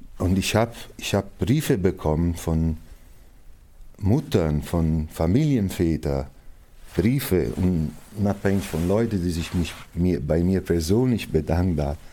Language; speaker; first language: German; non-native, fluent; Italian